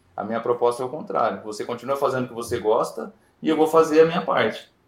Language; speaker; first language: Portuguese; native; Portuguese